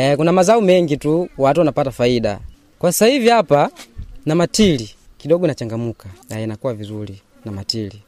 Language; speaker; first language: Swahili; non-native, local second language; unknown